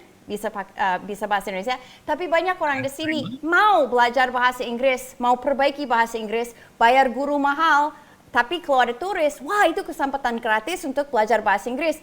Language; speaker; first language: Indonesian; non-native, fluent; English